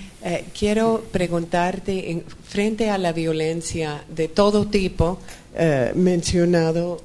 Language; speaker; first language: Spanish; non-native, fluent; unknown